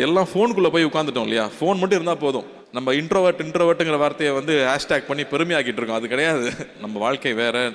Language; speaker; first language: Tamil; native; Tamil